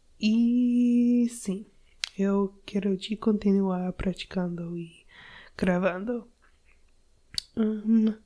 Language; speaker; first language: Portuguese; non-native, learner; English